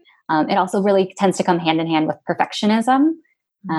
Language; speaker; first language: English; native; English